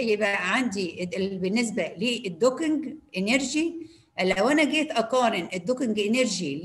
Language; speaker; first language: Arabic; native; Arabic